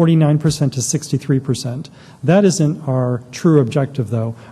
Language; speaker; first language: English; native; English